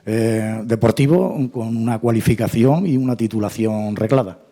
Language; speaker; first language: Spanish; native; Spanish